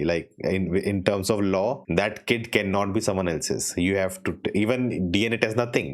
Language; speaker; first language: English; non-native, local second language; Hindi